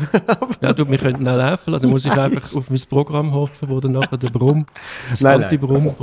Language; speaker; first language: German; native; German